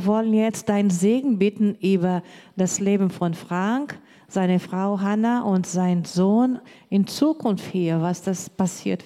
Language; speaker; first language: German; non-native, learner; Portuguese